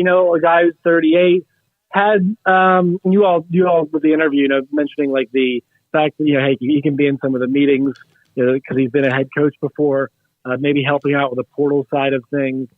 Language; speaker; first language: English; native; English